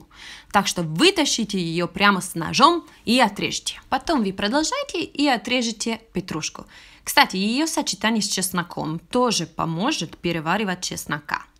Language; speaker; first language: Russian; non-native, fluent; Italian